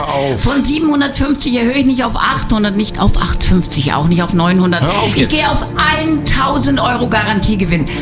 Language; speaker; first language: German; native; German